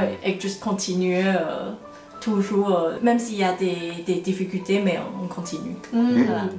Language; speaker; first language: French; non-native, fluent; Chinese